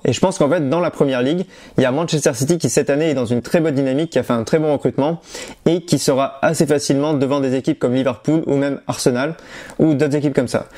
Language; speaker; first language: French; native; French